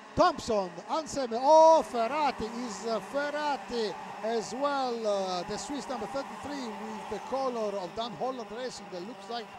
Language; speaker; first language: English; non-native, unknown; Italian